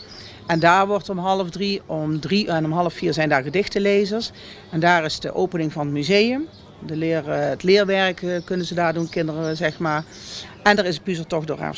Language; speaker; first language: Dutch; native; Dutch